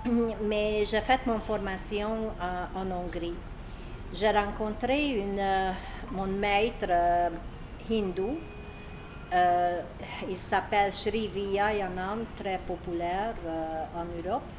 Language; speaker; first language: French; non-native, learner; Hungarian